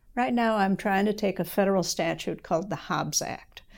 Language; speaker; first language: English; native; English